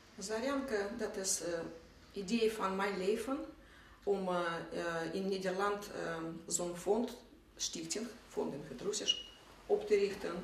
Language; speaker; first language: Dutch; non-native, fluent; Russian